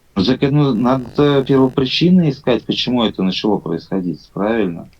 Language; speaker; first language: Russian; native; Russian